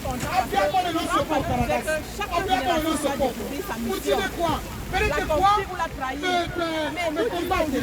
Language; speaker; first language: Italian; non-native, learner; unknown